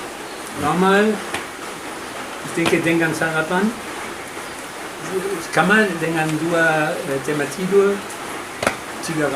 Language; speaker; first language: Indonesian; non-native, learner; German